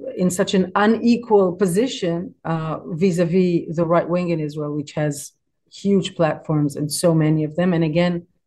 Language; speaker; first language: English; non-native, fluent; Hebrew